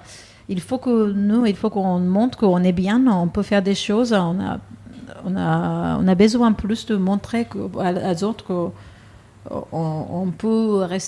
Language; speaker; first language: French; non-native, fluent; Japanese